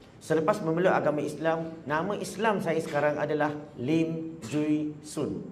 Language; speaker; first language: Malay; non-native, local second language; Chinese